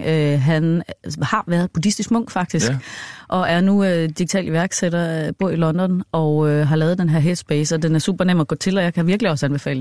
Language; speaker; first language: Danish; native; Danish